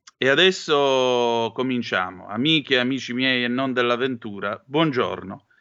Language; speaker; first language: Italian; native; Italian